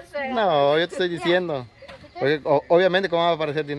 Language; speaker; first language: Spanish; native; Spanish